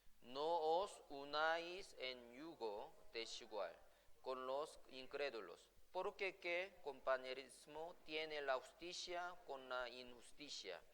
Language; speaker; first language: Spanish; non-native, fluent; Korean